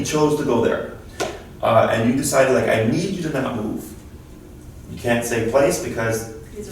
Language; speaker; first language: English; native; English